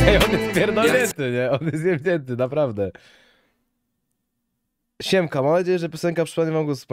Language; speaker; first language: Polish; native; Polish